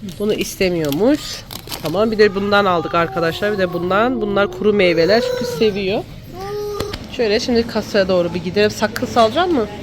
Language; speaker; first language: Turkish; early bilingual, heritage; Turkish